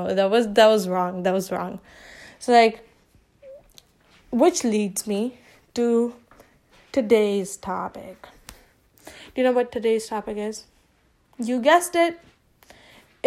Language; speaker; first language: English; non-native, local second language; Urdu